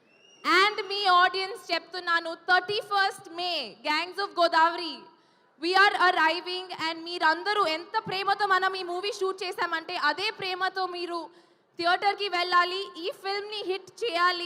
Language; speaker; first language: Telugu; non-native, local second language; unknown